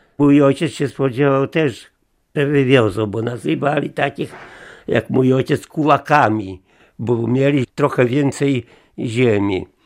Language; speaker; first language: Polish; native; Polish